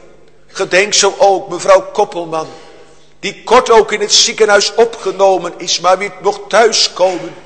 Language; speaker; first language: Dutch; native; Dutch